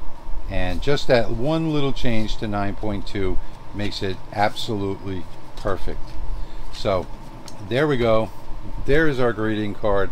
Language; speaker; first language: English; native; English